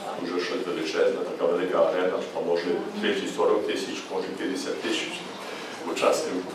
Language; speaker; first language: Ukrainian; early bilingual, heritage; Ukrainian